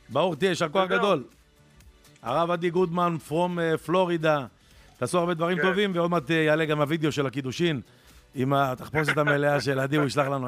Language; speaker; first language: Hebrew; native; Hebrew